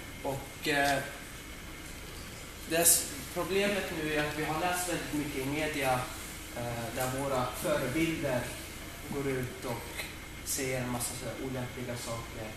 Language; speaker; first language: Swedish; native; Swedish